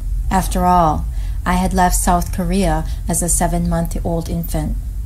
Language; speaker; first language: English; native; English